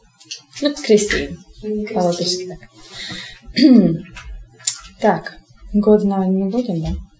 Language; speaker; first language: Latvian; non-native, local second language; Russian